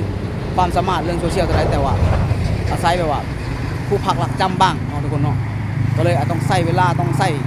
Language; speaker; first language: Thai; non-native, local second language; Northeastern Thai